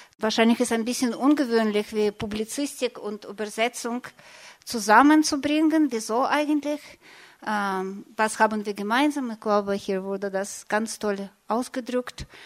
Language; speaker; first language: German; non-native, fluent; Russian